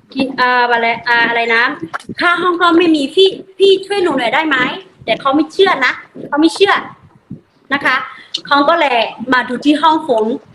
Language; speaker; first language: Thai; non-native, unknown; Burmese